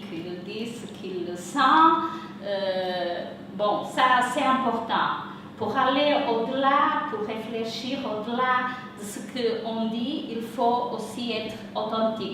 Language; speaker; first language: French; non-native, fluent; Portuguese